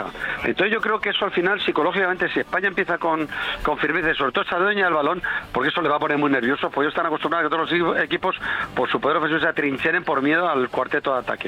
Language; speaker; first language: Spanish; native; Spanish